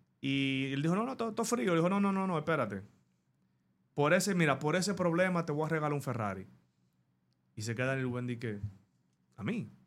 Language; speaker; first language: Spanish; native; Spanish